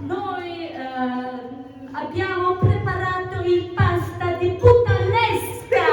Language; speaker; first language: Italian; non-native, learner; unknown